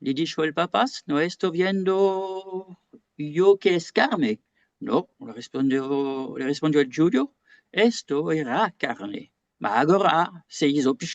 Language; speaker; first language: Spanish; non-native, fluent; French